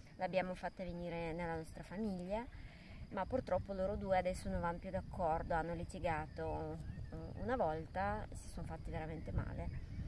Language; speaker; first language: Italian; non-native, fluent; Russian